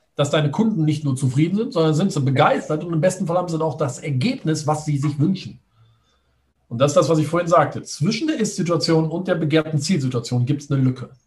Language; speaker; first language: German; native; German